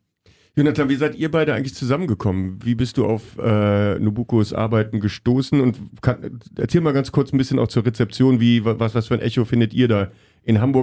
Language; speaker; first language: German; native; German